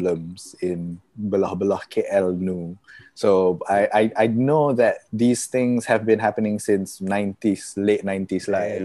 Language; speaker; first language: English; non-native, local second language; Malay